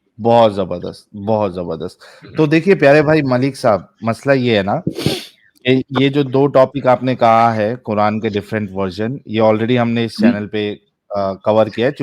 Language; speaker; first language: Urdu; native; Urdu